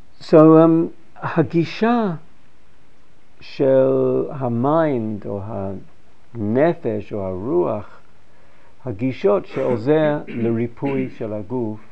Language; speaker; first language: Hebrew; non-native, fluent; English